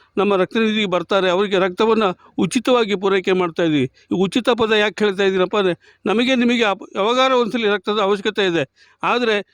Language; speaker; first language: Kannada; native; Kannada